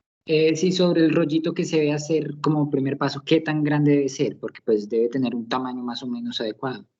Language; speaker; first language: Spanish; native; Spanish